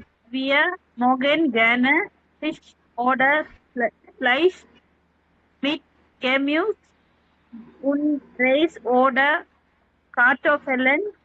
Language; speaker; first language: German; non-native, learner; Tamil